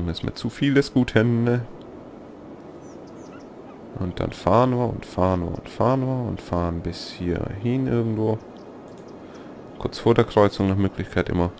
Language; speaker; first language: German; native; German